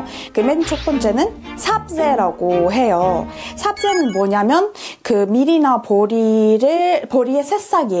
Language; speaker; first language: Korean; non-native, fluent; Persian